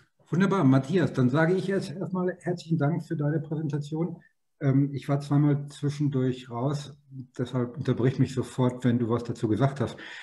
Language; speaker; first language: German; native; German